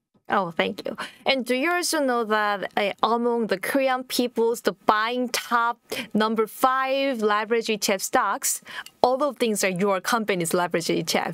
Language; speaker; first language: English; non-native, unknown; Korean